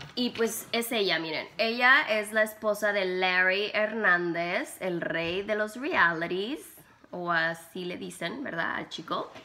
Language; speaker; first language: Spanish; native; Spanish